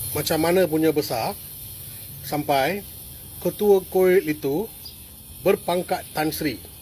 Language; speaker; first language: Malay; non-native, local second language; Tamil